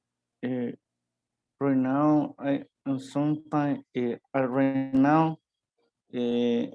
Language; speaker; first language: English; non-native, learner; Spanish